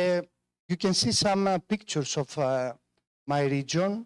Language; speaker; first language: English; non-native, fluent; Greek